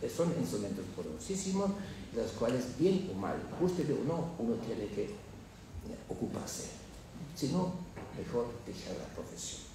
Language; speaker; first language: Spanish; non-native, fluent; German